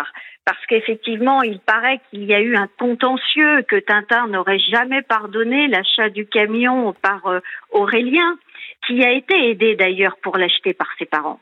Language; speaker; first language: French; native; French